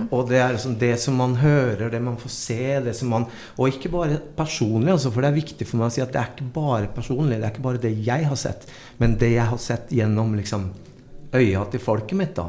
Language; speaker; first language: Norwegian; early bilingual, other home language; Spanish